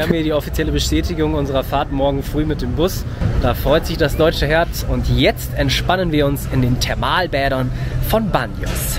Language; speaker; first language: German; native; German